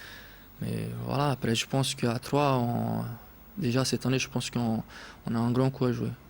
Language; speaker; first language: French; non-native, fluent; Portuguese